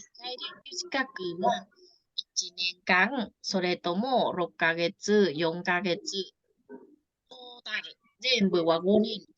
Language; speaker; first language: Japanese; non-native, fluent; Vietnamese